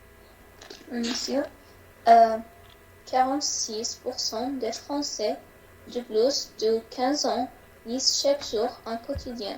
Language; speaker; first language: French; non-native, learner; Arabic